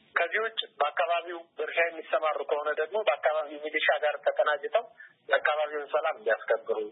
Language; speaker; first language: Amharic; native; Amharic